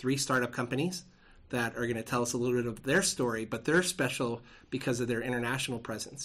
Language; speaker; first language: English; native; English